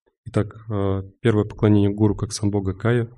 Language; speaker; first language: Russian; native; Russian